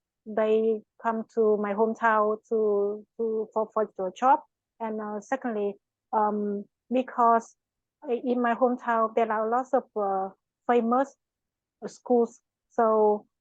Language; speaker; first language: English; non-native, learner; Vietnamese